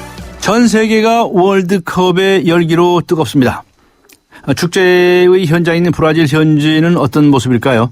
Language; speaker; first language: Korean; native; Korean